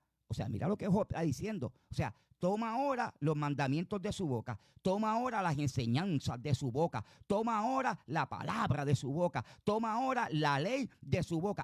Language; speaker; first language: Spanish; native; Spanish